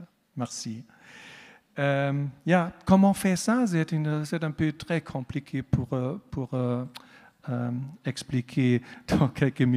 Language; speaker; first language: French; non-native, learner; German